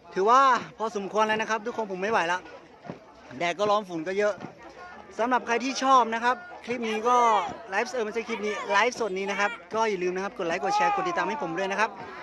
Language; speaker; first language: Thai; non-native, local second language; Lahu